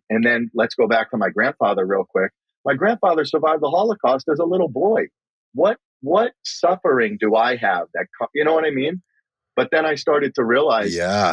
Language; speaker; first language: English; native; English